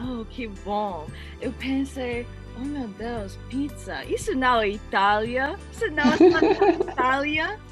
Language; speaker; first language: Portuguese; non-native, learner; English